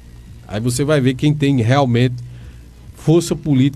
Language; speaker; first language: Portuguese; native; Portuguese